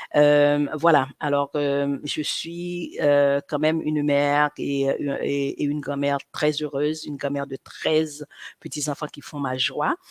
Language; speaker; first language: French; non-native, local second language; Haitian Creole